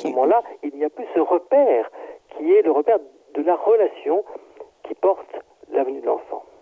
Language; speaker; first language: French; native; French